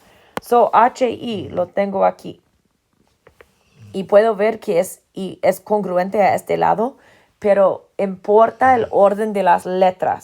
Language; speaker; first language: Spanish; non-native, fluent; English